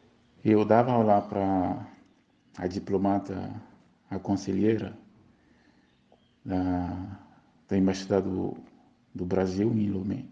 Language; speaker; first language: Portuguese; non-native, fluent; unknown